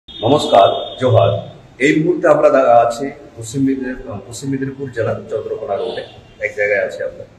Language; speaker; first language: Bangla; non-native, local second language; Santali